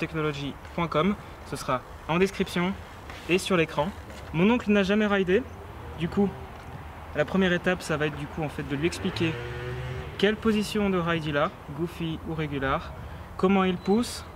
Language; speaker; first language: French; native; French